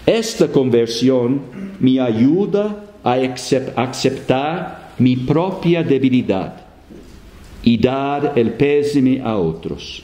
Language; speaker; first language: Spanish; non-native, fluent; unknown